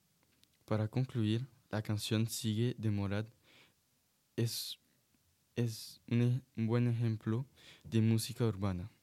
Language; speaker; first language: Spanish; non-native, learner; French